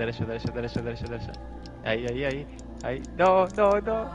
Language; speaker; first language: Spanish; early bilingual, other home language; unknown